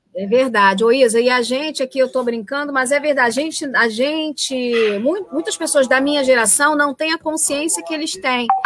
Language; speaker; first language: Portuguese; native; Portuguese